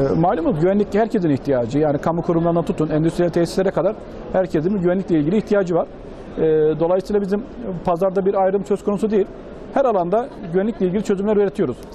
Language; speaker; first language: Turkish; native; Turkish